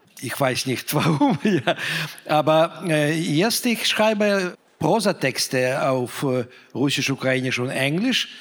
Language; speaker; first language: German; non-native, fluent; Russian